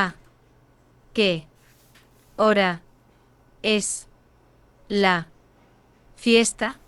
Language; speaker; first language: Spanish; non-native, learner; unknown